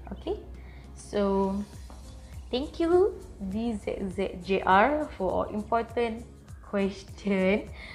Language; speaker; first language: English; non-native, local second language; Malay